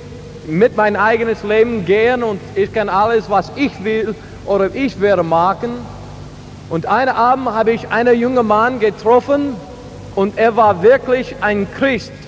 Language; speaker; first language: German; non-native, learner; English